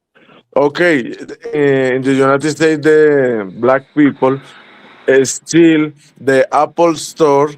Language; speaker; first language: English; non-native, learner; Spanish